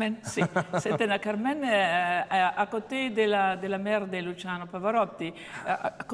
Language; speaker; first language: French; non-native, fluent; Italian